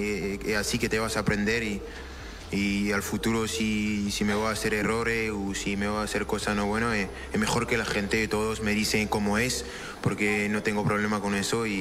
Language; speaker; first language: Spanish; non-native, fluent; French